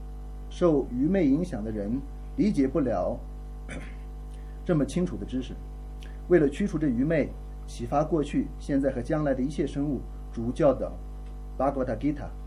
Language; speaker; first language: Chinese; native; Chinese